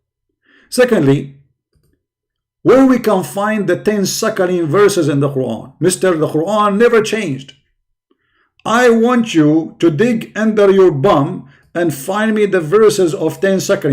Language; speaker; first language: English; non-native, fluent; Arabic